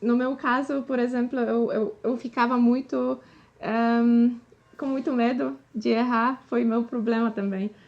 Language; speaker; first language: Portuguese; non-native, fluent; Polish